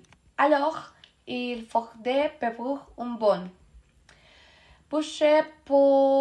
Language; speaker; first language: French; non-native, learner; Spanish